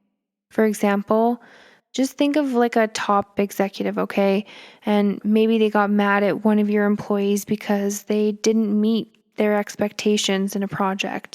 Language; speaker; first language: English; native; English